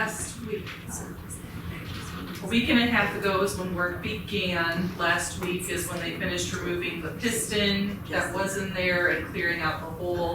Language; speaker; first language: English; native; English